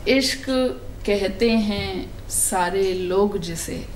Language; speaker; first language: Hindi; native; Hindi